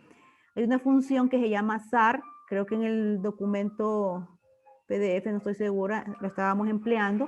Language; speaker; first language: Spanish; native; Spanish